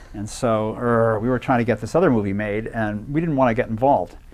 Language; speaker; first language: English; native; English